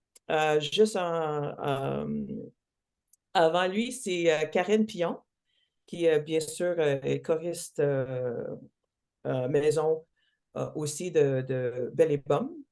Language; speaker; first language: French; non-native, local second language; English